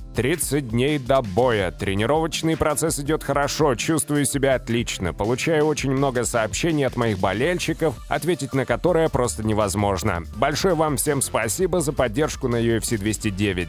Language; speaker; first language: Russian; native; Russian